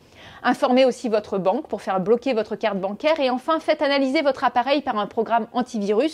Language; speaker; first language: French; native; French